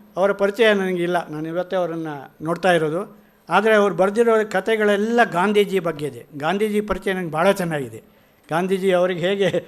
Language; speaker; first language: Kannada; native; Kannada